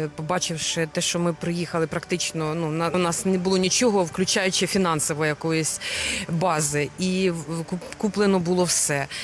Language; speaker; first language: Ukrainian; native; Ukrainian